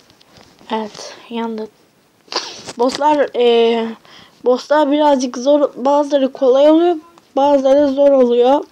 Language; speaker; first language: Turkish; native; Turkish